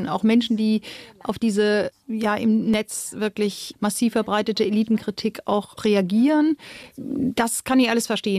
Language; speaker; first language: German; native; German